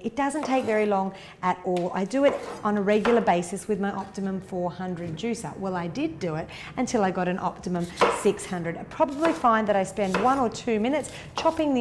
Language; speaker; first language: English; native; English